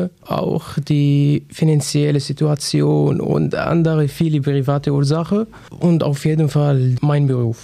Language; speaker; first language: German; non-native, fluent; Arabic